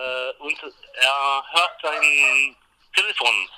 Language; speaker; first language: German; non-native, learner; English